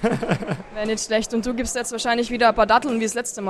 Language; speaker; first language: German; native; German